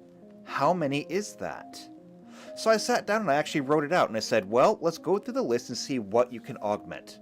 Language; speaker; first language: English; native; English